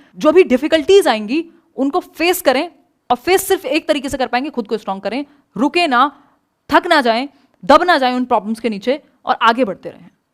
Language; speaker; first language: Hindi; native; Hindi